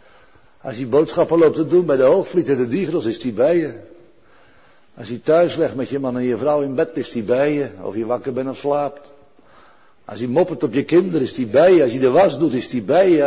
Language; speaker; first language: Dutch; native; Dutch